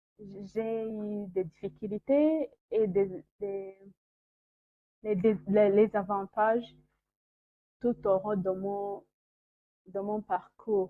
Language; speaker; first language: French; non-native, local second language; Kinyarwanda